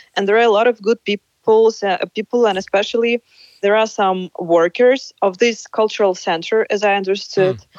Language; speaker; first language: English; non-native, fluent; Ukrainian